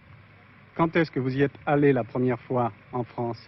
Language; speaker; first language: French; native; French